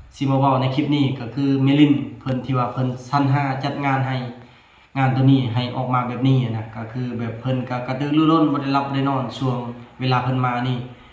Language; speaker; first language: Lao; non-native, local second language; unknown